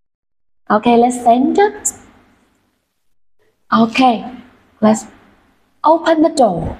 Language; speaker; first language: English; non-native, fluent; Vietnamese